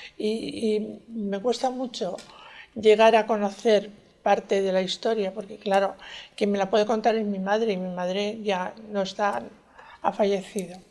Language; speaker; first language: Spanish; native; Spanish